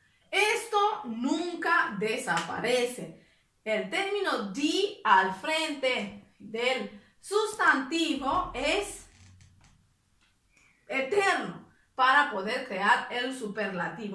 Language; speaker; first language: Spanish; native; Spanish